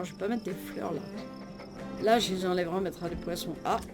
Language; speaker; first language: French; native; French